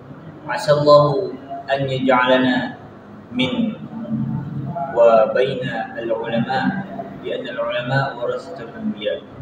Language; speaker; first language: Arabic; non-native, learner; Indonesian